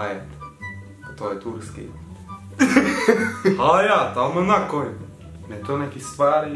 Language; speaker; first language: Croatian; early bilingual, heritage; Croatian